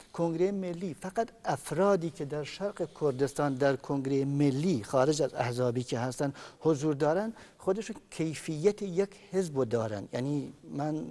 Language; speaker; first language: Persian; non-native, local second language; Kurdish